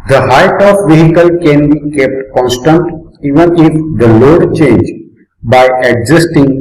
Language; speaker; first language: English; non-native, local second language; Gujarati